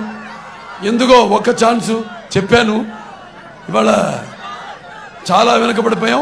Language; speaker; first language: Telugu; native; Telugu